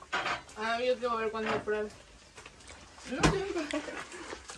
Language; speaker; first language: Portuguese; non-native, learner; Spanish